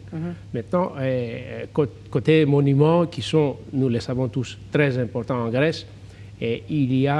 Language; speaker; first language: French; non-native, fluent; Greek